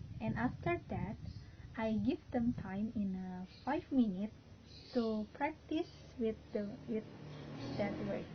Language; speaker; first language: English; non-native, learner; Indonesian